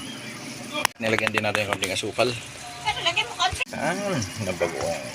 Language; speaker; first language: Filipino; native; Filipino